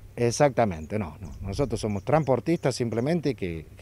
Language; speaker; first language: Spanish; native; Spanish